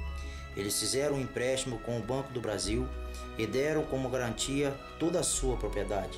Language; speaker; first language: Portuguese; native; Portuguese